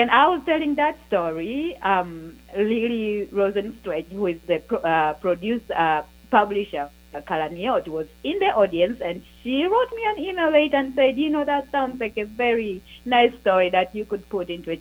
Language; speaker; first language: English; non-native, local second language; Ganda